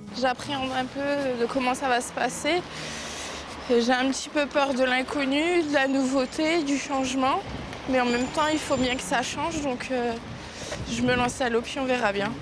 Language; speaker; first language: French; native; French